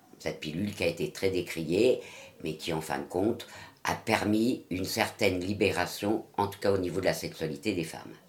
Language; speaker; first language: French; native; French